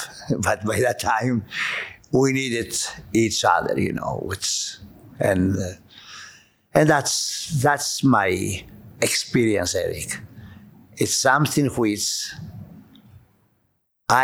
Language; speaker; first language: English; non-native, fluent; Greek